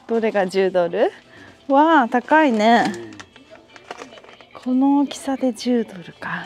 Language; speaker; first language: Japanese; native; Japanese